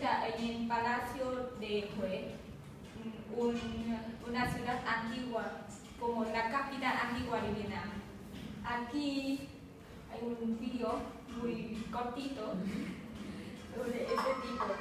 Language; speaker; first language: Spanish; non-native, fluent; Vietnamese